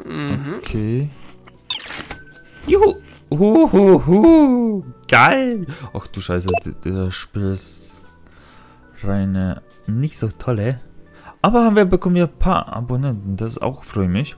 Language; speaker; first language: German; non-native, fluent; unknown